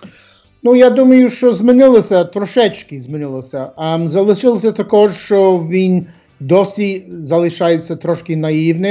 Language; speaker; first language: Ukrainian; early bilingual, heritage; English